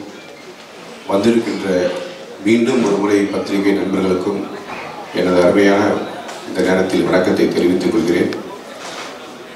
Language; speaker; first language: Tamil; native; Tamil